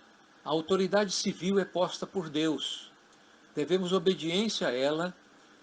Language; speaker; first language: Portuguese; native; Portuguese